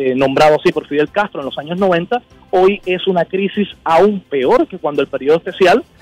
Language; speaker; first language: Spanish; native; Spanish